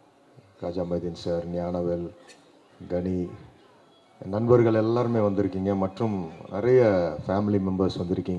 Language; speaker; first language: Tamil; native; Tamil